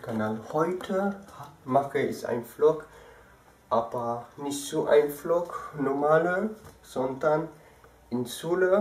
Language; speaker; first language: German; early bilingual, other home language; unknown